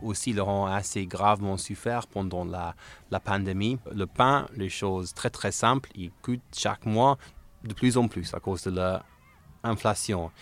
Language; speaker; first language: French; non-native, fluent; English